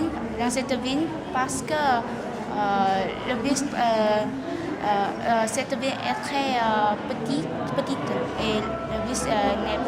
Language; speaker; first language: French; non-native, learner; Vietnamese